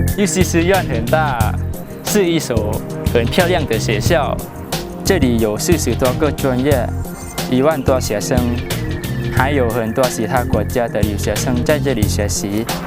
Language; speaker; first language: Chinese; non-native, learner; Lao